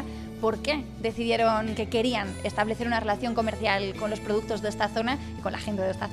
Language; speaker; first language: Spanish; native; Spanish